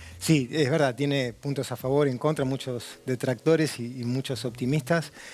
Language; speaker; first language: Spanish; native; Spanish